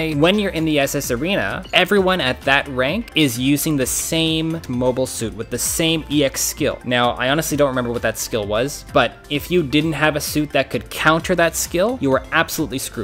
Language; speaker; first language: English; native; English